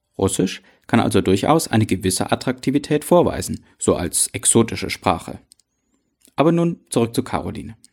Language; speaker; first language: German; native; German